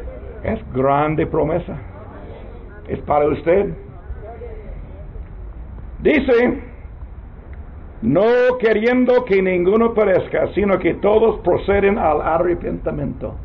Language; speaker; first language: Spanish; non-native, learner; English